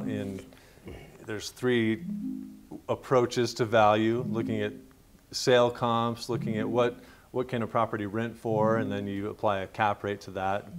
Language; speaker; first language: English; native; English